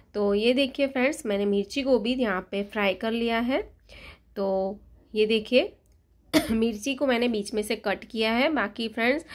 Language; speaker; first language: Hindi; non-native, local second language; Gujarati